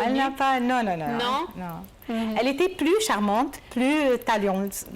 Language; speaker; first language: French; non-native, learner; Arabic